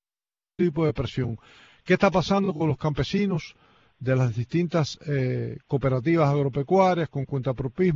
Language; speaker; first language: Spanish; native; Spanish